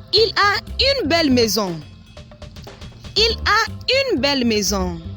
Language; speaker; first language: French; non-native, fluent; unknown